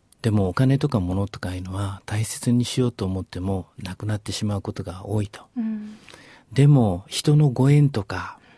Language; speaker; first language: Japanese; native; Japanese